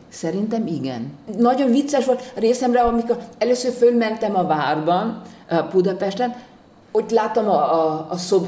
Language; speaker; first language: Hungarian; non-native, fluent; German